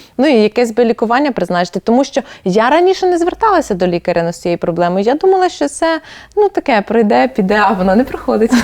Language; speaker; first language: Ukrainian; native; Ukrainian